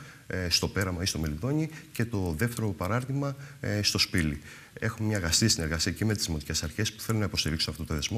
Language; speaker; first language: Greek; native; Greek